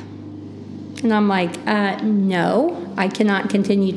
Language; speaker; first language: English; native; English